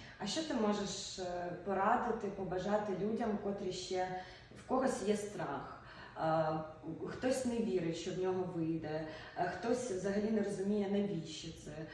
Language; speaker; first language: Ukrainian; native; Ukrainian